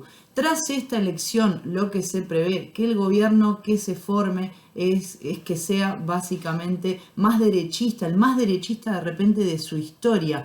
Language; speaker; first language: Spanish; native; Spanish